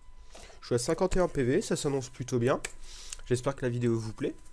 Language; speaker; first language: French; native; French